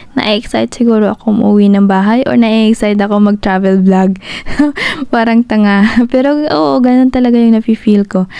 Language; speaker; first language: Filipino; non-native, local second language; Cebuano